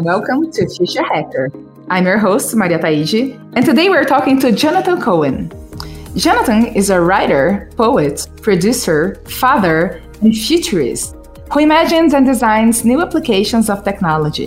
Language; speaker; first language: English; non-native, fluent; Portuguese